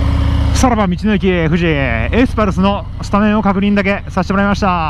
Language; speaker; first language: Japanese; native; Japanese